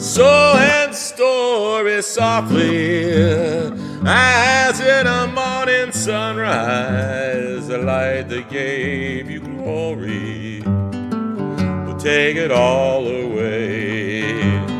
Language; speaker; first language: English; native; English